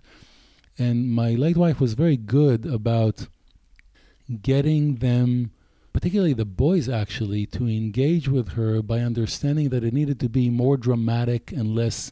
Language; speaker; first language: English; non-native, fluent; Hebrew